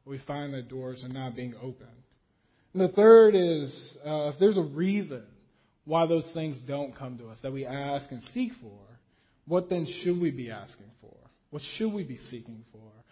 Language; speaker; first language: English; native; English